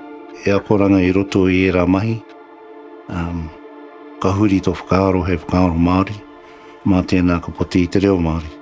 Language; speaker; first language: Māori; non-native, local second language; English